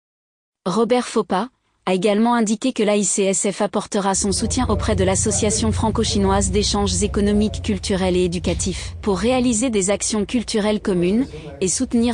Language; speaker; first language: French; native; French